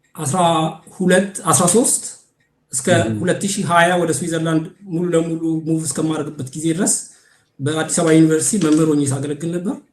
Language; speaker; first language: Amharic; native; Amharic